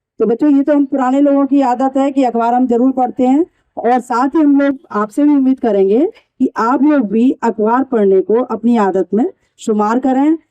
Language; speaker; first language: Hindi; native; Hindi